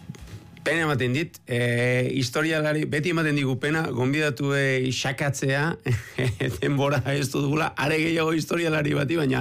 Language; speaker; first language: Basque; native; Basque